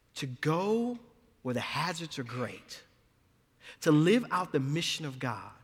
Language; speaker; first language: English; native; English